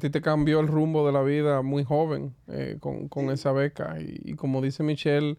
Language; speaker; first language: Spanish; native; Spanish